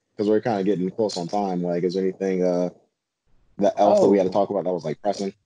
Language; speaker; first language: English; native; English